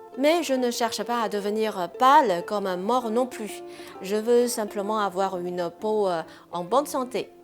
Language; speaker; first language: French; non-native, fluent; Chinese